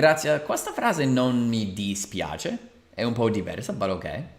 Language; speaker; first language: Italian; non-native, fluent; English